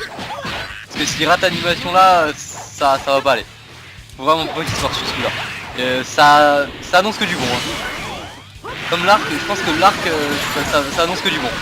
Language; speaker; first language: French; native; French